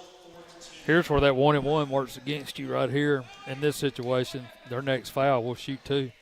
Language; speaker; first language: English; native; English